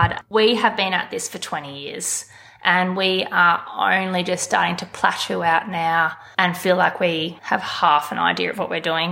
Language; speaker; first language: English; native; English